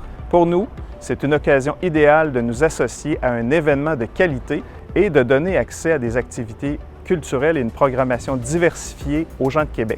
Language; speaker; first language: French; native; French